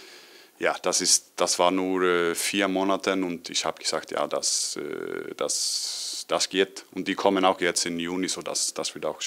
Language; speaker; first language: German; non-native, learner; Icelandic